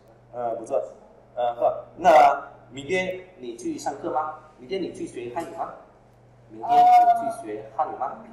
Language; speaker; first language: Chinese; non-native, fluent; Vietnamese